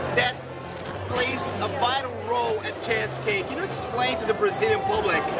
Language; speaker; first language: English; non-native, fluent; Portuguese